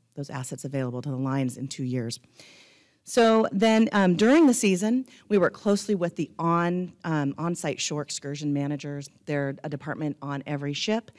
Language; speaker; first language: English; native; English